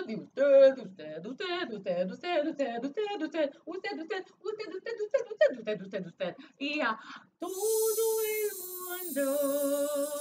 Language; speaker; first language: Spanish; non-native, fluent; English